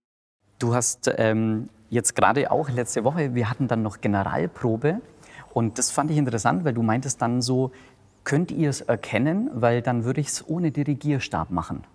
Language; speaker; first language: German; native; German